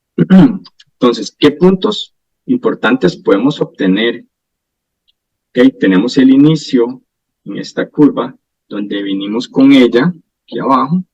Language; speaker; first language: Spanish; native; Spanish